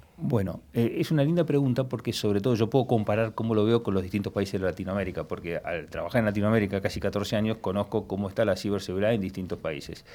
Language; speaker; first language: Spanish; native; Spanish